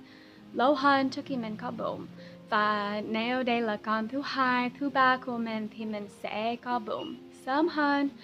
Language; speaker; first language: Vietnamese; non-native, fluent; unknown